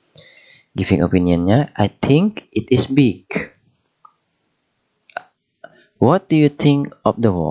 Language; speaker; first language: English; non-native, fluent; Indonesian